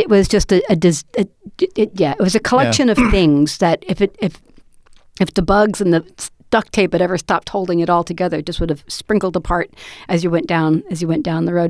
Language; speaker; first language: English; native; English